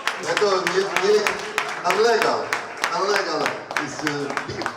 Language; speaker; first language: Russian; non-native, learner; Polish